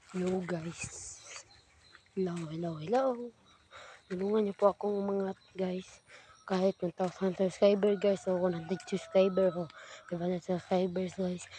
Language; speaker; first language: Filipino; non-native, local second language; Cebuano